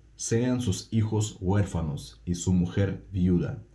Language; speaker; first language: Spanish; non-native, fluent; Russian